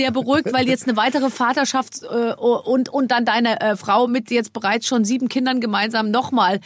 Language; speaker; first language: German; native; German